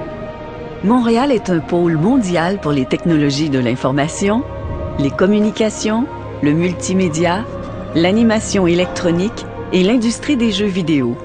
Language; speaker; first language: French; native; French